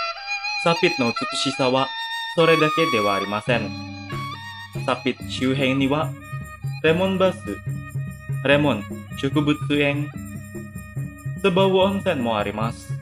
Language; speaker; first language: Japanese; non-native, fluent; Indonesian